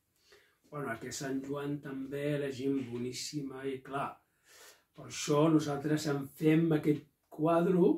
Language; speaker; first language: Catalan; non-native, local second language; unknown